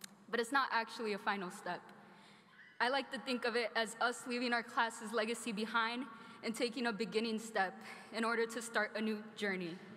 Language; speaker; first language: English; early bilingual, other home language; Spanish